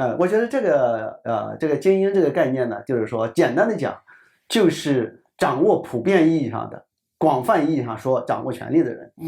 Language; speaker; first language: Chinese; native; Chinese